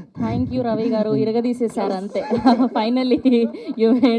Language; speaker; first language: Telugu; native; Telugu